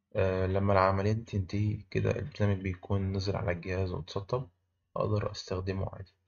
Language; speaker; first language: Arabic; native; Arabic